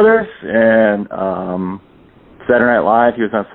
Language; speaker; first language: English; native; English